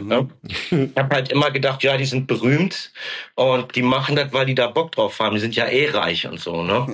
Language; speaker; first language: German; native; German